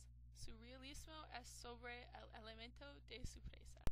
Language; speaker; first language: Spanish; non-native, learner; English